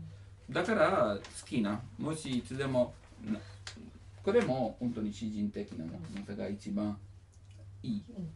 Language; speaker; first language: Japanese; non-native, learner; Italian